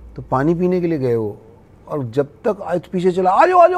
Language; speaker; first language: Hindi; native; Hindi